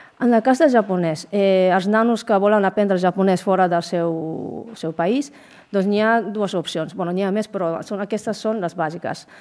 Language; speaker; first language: Catalan; non-native, fluent; Japanese